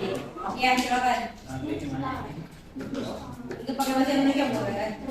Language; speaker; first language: Indonesian; native; Indonesian